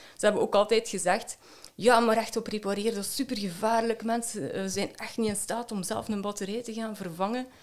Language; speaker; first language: Dutch; native; Dutch